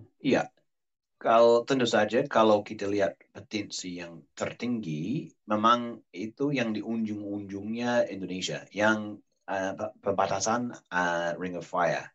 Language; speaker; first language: Indonesian; non-native, fluent; English